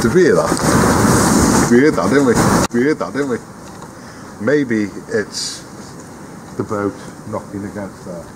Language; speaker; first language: English; native; English